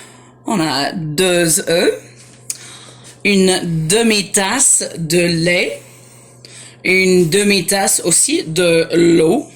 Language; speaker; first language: French; non-native, fluent; English